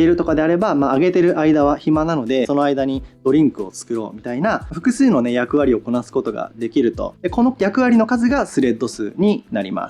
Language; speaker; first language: Japanese; native; Japanese